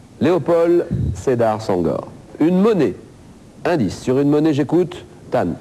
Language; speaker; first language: French; native; French